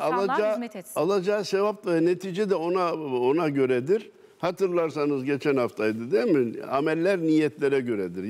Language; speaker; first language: Turkish; native; Turkish